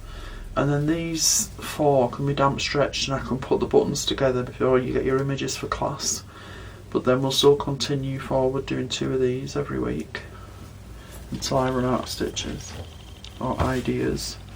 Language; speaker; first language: English; native; English